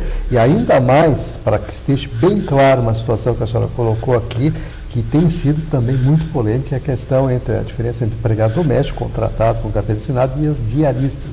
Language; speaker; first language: Portuguese; native; Portuguese